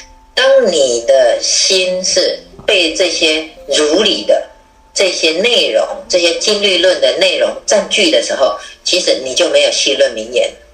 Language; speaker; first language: Chinese; native; Chinese